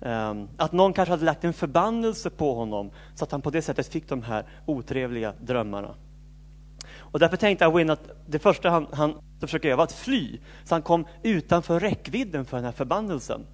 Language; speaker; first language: Swedish; native; Swedish